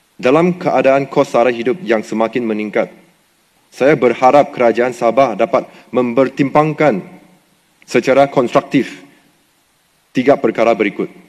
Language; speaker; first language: Malay; non-native, local second language; Chinese